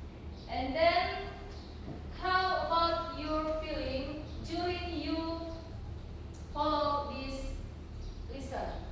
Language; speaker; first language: English; non-native, learner; Indonesian